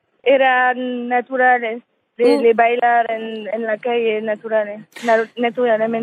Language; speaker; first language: Spanish; non-native, learner; French